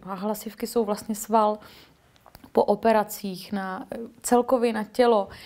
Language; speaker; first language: Czech; native; Czech